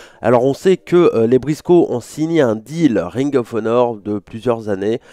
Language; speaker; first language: French; native; French